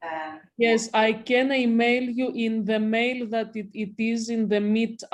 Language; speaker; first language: English; non-native, learner; Greek